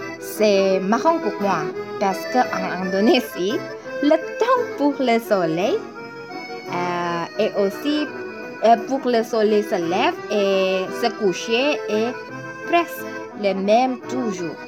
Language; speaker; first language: French; non-native, learner; Indonesian